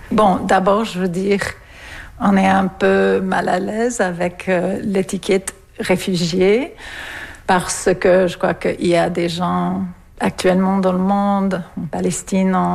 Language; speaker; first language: French; non-native, fluent; English